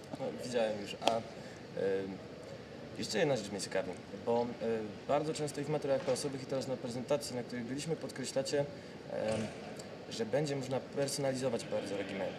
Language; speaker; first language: Polish; native; Polish